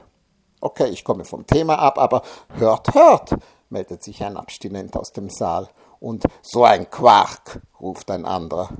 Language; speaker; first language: German; native; German